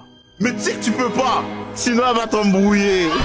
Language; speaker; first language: French; native; French